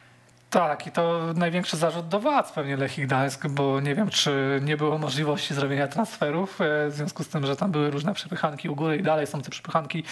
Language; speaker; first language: Polish; native; Polish